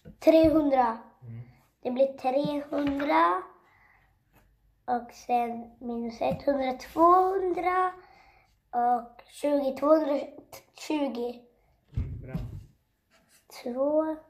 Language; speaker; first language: Swedish; early bilingual, other home language; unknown